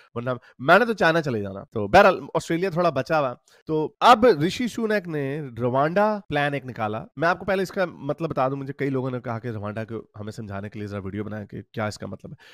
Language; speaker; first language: Urdu; native; Urdu